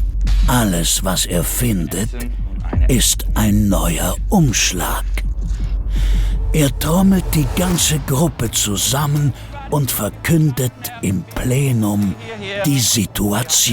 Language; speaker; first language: German; native; German